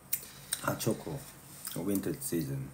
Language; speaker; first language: English; non-native, learner; Korean